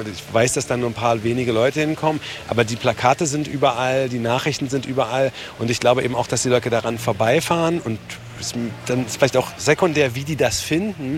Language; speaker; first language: German; native; German